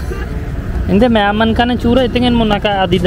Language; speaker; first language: Filipino; non-native, learner; Punjabi